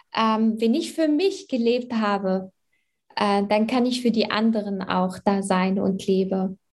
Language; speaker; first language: German; early bilingual, other home language; Arabic